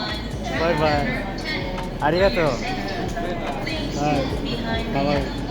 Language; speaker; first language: Japanese; non-native, learner; Mongolian